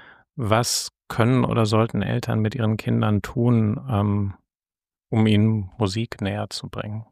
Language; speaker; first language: German; native; German